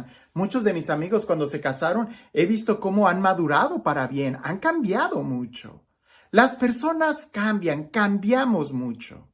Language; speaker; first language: Spanish; native; Spanish